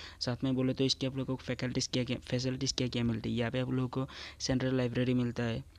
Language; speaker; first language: Hindi; non-native, local second language; Assamese